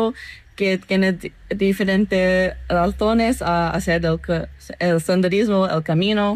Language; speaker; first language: Spanish; non-native, learner; English